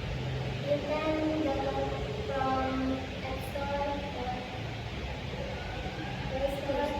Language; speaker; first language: English; non-native, learner; Indonesian